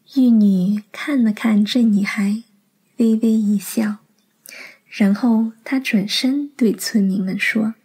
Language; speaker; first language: Chinese; early bilingual, heritage; Chinese